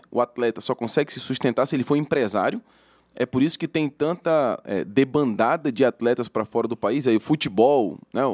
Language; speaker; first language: Portuguese; native; Portuguese